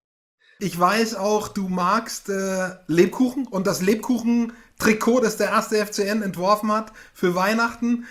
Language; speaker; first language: German; native; German